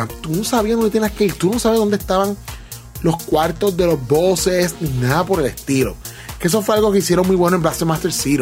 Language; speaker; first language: Spanish; native; Spanish